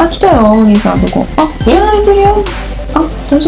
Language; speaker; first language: Japanese; native; Japanese